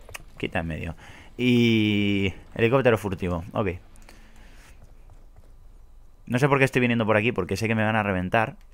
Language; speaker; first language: Spanish; native; Spanish